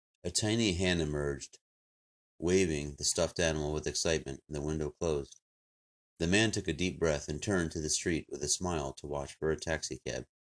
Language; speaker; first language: English; native; English